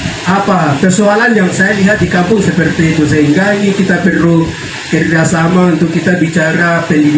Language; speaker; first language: Indonesian; non-native, local second language; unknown